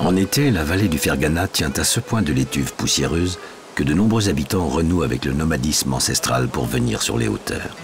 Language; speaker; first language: French; native; French